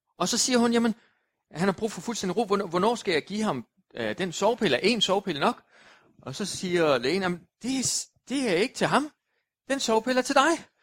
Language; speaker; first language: Danish; native; Danish